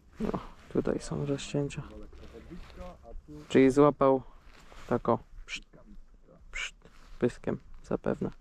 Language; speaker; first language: Polish; native; Polish